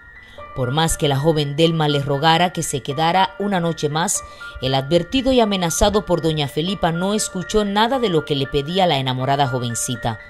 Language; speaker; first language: Spanish; native; Spanish